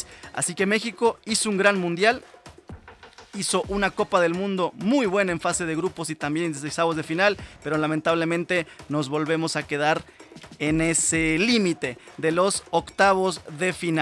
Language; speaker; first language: Spanish; native; Spanish